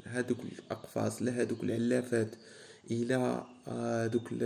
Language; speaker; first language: Arabic; native; Arabic